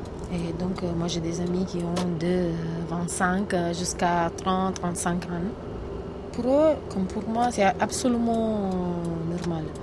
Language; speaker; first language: French; non-native, fluent; Italian